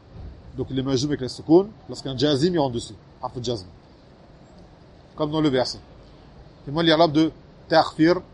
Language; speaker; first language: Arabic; non-native, fluent; French